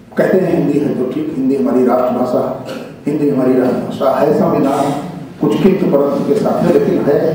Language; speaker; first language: Hindi; native; Hindi